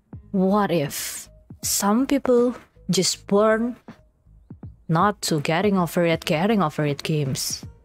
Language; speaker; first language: English; non-native, fluent; Indonesian